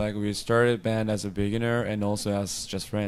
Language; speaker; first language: English; non-native, learner; Japanese